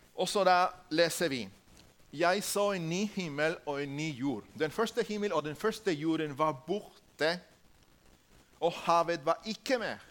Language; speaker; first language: Norwegian; non-native, learner; Spanish